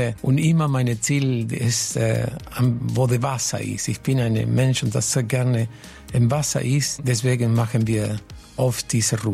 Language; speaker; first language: German; non-native, fluent; Spanish